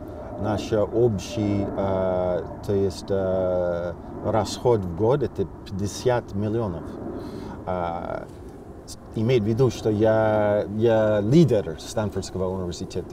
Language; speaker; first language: Russian; non-native, fluent; English